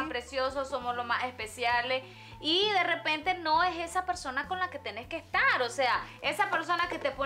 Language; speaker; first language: Spanish; native; Spanish